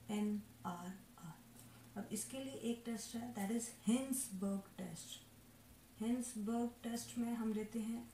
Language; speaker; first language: Hindi; native; Hindi